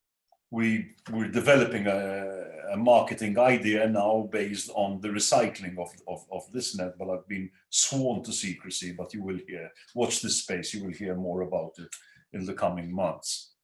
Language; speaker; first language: English; non-native, local second language; Maltese